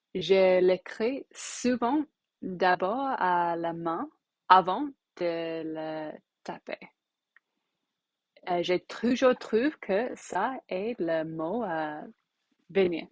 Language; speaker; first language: French; non-native, learner; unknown